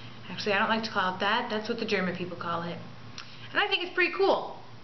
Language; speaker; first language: English; native; English